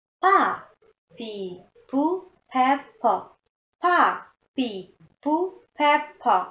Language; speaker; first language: Russian; non-native, learner; Indonesian